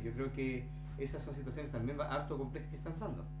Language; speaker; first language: Spanish; native; Spanish